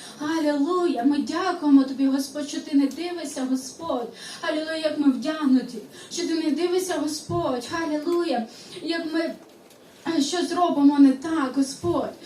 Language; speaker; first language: Ukrainian; non-native, local second language; Russian